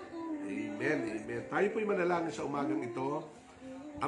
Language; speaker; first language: Filipino; native; Filipino